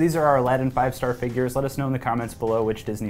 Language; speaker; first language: English; native; English